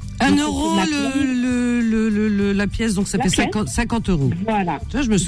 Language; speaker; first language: French; native; French